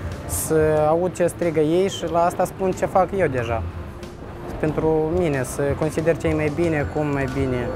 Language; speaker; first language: Romanian; non-native, local second language; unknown